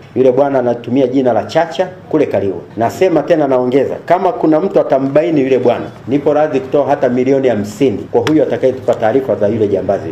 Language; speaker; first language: Swahili; native; Swahili